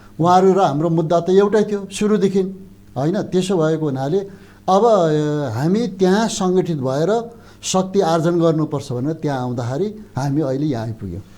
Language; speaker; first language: Nepali; non-native, local second language; Eastern Tamang